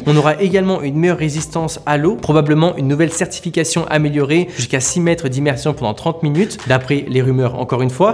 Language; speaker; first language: French; native; French